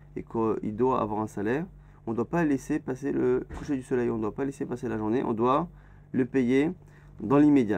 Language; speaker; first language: French; native; French